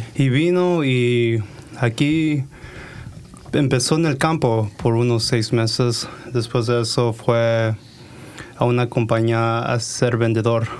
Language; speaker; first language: Spanish; early bilingual, heritage; Spanish